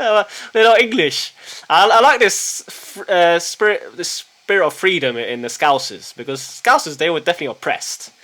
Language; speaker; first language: English; early bilingual, heritage; English